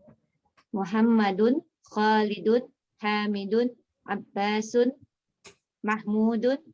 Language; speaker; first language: Arabic; non-native, learner; Indonesian